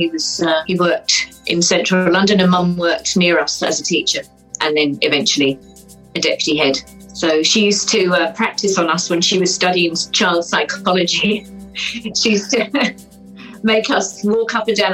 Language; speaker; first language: English; native; English